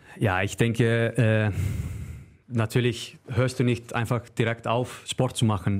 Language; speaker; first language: German; non-native, learner; Icelandic